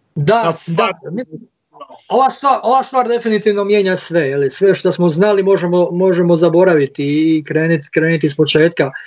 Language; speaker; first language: Croatian; native; Croatian